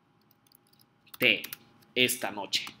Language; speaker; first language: Spanish; non-native, fluent; Japanese